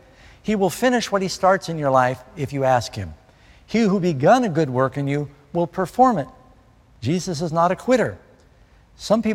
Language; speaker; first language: English; native; English